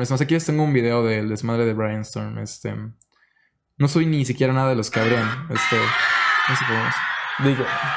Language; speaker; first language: Spanish; native; Spanish